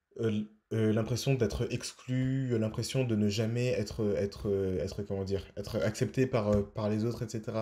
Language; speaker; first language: French; native; French